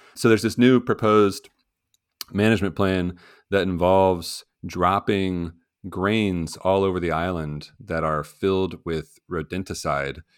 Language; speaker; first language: English; native; English